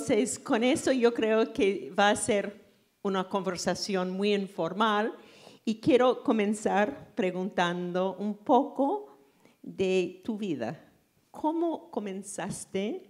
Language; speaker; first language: Spanish; non-native, fluent; English